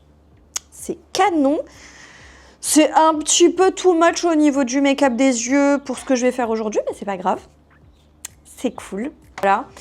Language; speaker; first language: French; native; French